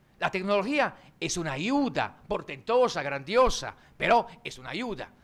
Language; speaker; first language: Spanish; non-native, fluent; Italian